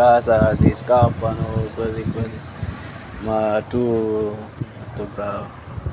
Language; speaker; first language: Italian; non-native, learner; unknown